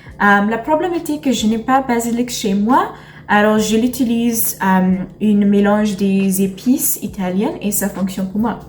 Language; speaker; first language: French; non-native, learner; English